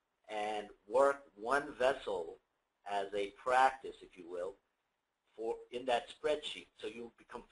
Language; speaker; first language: English; native; English